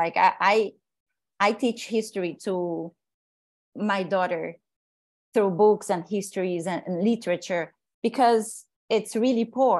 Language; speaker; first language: English; non-native, fluent; Portuguese